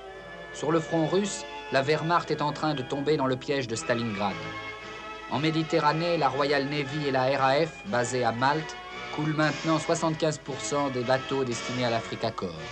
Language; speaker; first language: French; native; French